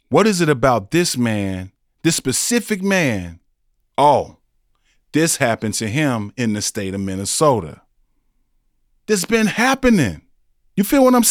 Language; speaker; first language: English; native; English